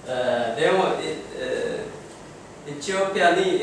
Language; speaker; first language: Japanese; non-native, learner; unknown